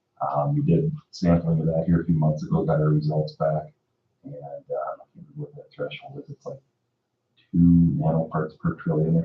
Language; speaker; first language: English; native; English